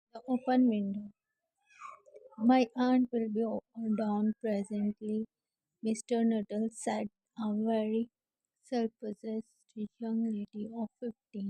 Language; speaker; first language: English; non-native, learner; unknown